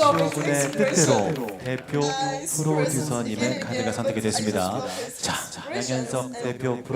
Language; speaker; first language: Korean; native; Korean